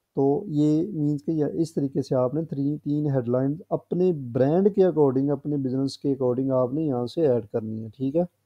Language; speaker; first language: Urdu; non-native, local second language; Punjabi